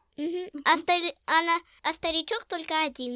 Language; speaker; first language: Russian; early bilingual, heritage; Russian